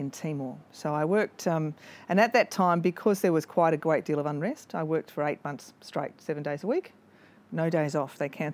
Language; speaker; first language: English; native; English